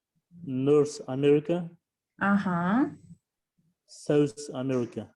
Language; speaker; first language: English; non-native, learner; Kyrgyz